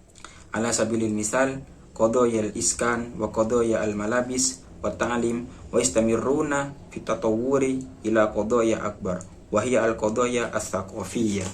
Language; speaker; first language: Arabic; non-native, learner; Indonesian